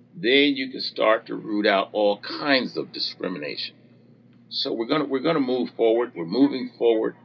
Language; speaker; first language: English; native; English